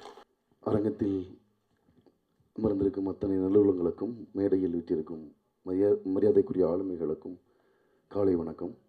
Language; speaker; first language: Tamil; native; Tamil